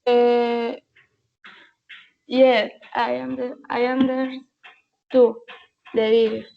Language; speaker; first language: English; non-native, learner; Spanish